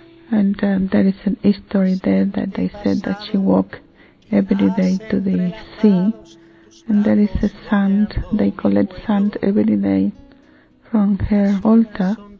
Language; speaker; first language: English; non-native, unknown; Spanish